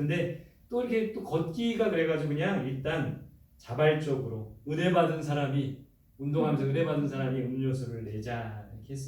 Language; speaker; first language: Korean; native; Korean